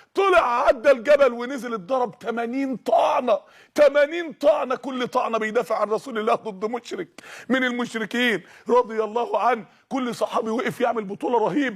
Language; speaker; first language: Arabic; native; Arabic